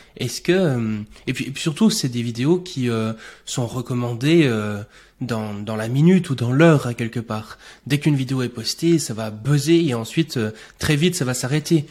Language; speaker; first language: French; native; French